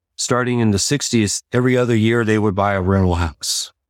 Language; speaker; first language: English; native; English